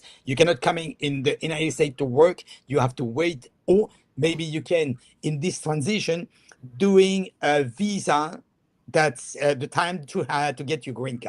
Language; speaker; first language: English; non-native, fluent; French